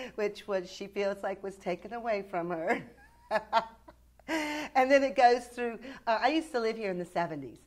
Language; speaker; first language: English; native; English